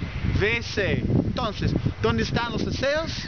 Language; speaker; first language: Spanish; non-native, learner; English